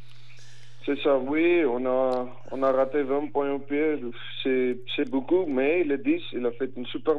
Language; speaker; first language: French; non-native, fluent; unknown